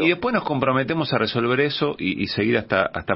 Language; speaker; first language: Spanish; native; Spanish